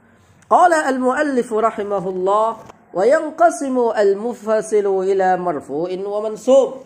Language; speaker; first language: Arabic; non-native, fluent; Indonesian